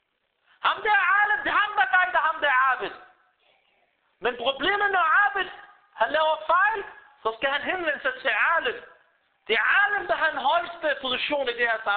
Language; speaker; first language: Danish; early bilingual, other home language; Arabic